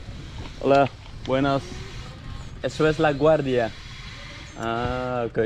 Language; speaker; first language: Spanish; non-native, learner; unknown